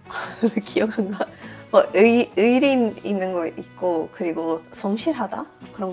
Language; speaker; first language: Korean; non-native, fluent; Swedish